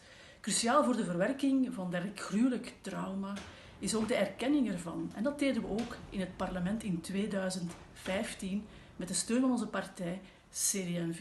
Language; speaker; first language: Dutch; native; Dutch